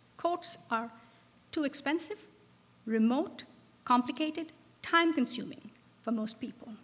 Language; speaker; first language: English; non-native, local second language; Bangla